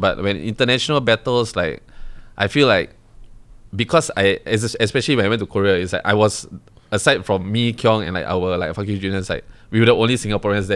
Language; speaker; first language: English; native; English